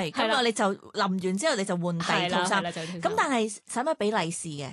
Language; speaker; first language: Cantonese; native; Cantonese